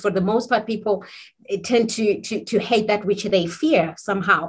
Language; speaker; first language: English; non-native, local second language; Zulu